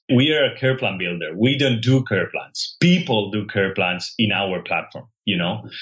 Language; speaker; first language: English; non-native, fluent; Spanish